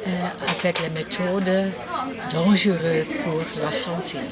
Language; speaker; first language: French; non-native, learner; Dutch